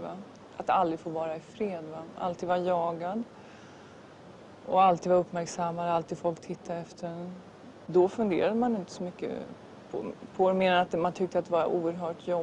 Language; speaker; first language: Swedish; native; Swedish